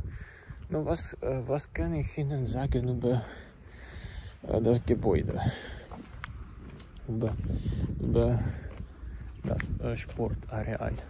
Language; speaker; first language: German; non-native, learner; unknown